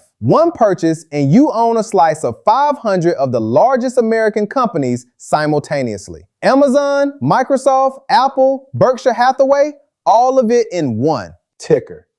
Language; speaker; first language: English; native; English